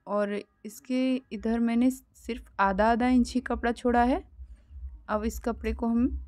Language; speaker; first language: Hindi; native; Hindi